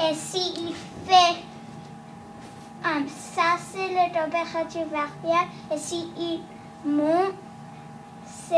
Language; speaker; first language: French; non-native, learner; English